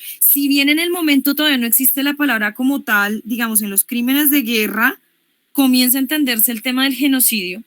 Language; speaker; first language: Spanish; native; Spanish